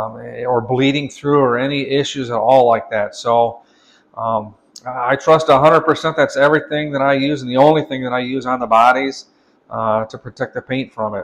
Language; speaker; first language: English; native; English